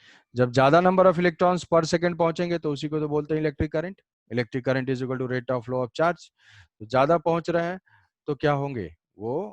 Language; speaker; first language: Hindi; native; Hindi